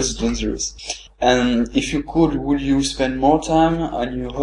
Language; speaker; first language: English; non-native, learner; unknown